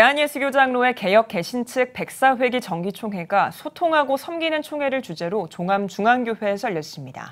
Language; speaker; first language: Korean; native; Korean